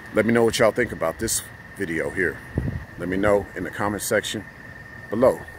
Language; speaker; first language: English; native; English